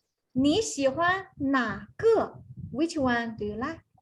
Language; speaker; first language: English; non-native, fluent; Chinese